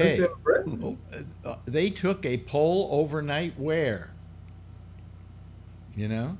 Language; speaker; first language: English; native; English